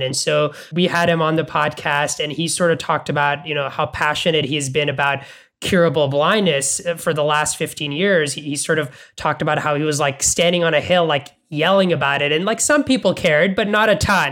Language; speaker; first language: English; non-native, local second language; Bangla